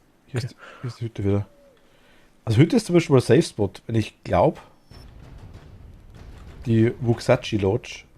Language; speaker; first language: German; native; German